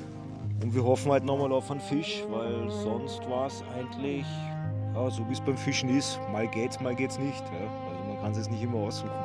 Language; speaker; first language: German; native; German